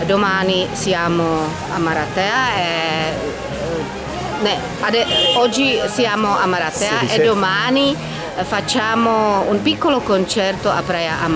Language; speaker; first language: Italian; non-native, fluent; Czech